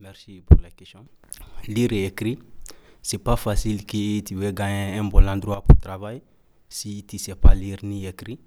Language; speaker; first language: French; non-native, learner; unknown